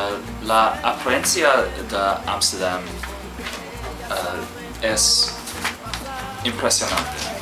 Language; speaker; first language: Spanish; non-native, learner; English